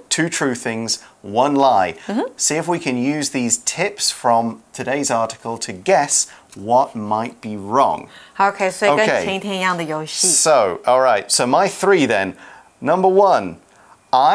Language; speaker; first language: English; native; English